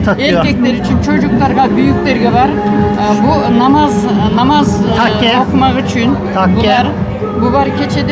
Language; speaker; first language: Turkish; non-native, local second language; Kyrgyz